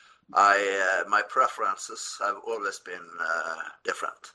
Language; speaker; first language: English; non-native, fluent; Norwegian